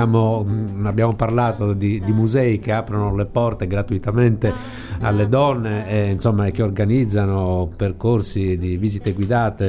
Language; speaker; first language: Italian; native; Italian